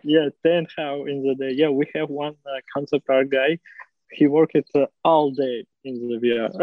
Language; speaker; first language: English; non-native, learner; Russian